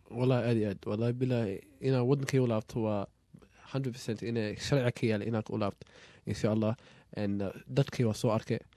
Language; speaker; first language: Somali; early bilingual, heritage; Somali